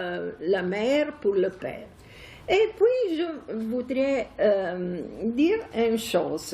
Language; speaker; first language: French; non-native, fluent; Italian